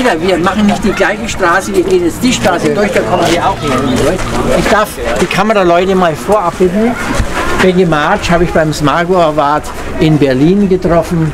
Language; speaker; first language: German; native; German